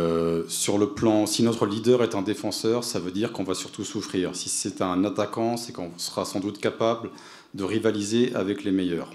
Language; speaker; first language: French; native; French